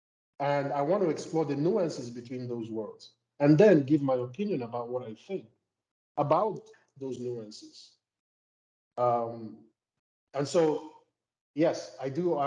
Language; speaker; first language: English; non-native, local second language; Igbo